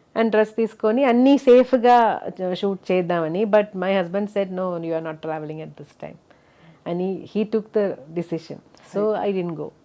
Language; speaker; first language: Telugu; non-native, learner; Malayalam